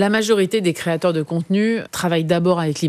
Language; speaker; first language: French; native; French